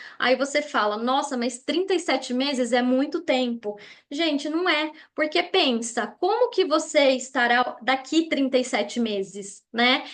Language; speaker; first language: Portuguese; native; Portuguese